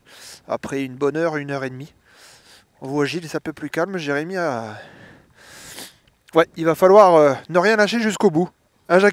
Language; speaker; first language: French; native; French